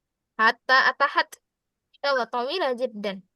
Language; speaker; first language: Arabic; non-native, fluent; Indonesian